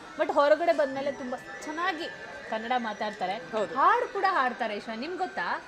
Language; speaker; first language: Kannada; native; Kannada